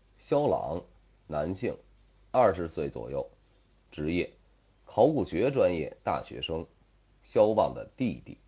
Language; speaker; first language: Chinese; native; Chinese